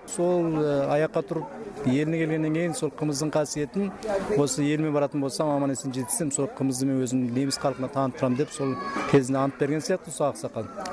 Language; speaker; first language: Kazakh; early bilingual, heritage; Kazakh